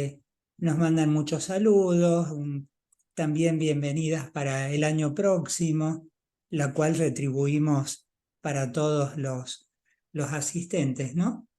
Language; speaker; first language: Spanish; native; Spanish